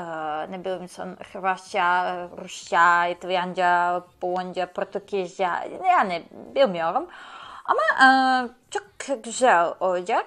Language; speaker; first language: Turkish; non-native, learner; Bosnian